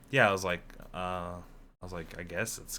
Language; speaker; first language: English; native; English